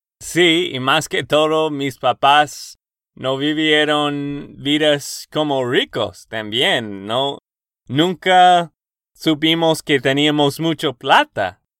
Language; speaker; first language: Spanish; non-native, learner; English